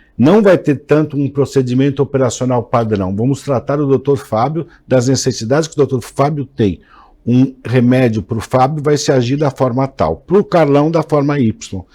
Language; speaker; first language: Portuguese; native; Portuguese